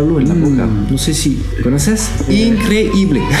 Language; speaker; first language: Spanish; non-native, learner; French